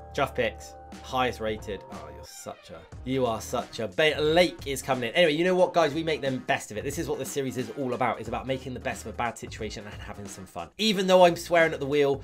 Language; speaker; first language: English; native; English